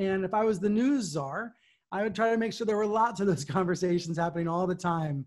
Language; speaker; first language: English; native; English